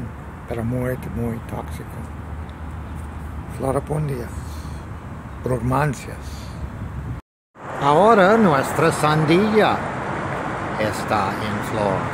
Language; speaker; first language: Spanish; non-native, learner; English